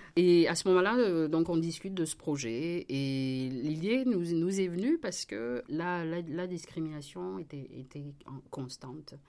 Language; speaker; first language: French; native; French